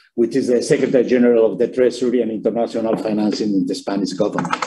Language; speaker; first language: English; non-native, fluent; Spanish